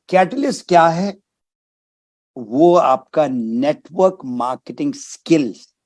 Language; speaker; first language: Urdu; native; Urdu